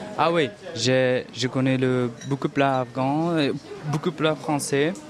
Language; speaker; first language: French; non-native, learner; Persian